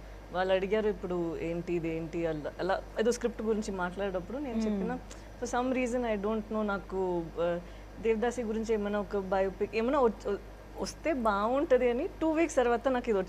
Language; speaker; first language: Telugu; non-native, fluent; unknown